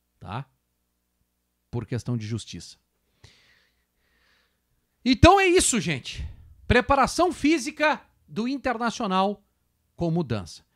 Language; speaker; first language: Portuguese; native; Portuguese